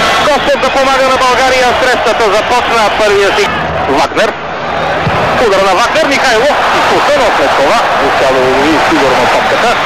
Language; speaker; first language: Bulgarian; native; Bulgarian